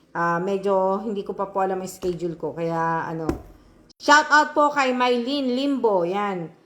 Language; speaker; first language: Filipino; native; Filipino